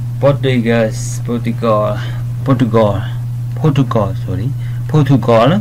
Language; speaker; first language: English; non-native, learner; Khmer